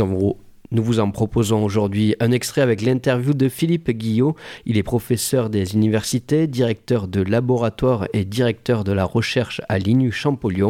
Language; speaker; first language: French; native; French